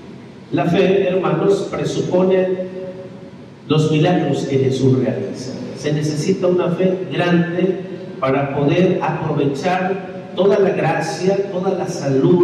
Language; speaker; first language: Spanish; native; Spanish